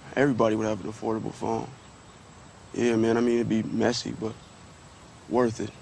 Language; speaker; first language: English; native; English